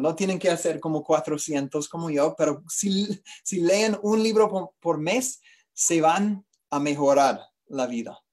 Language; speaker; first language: Spanish; non-native, learner; English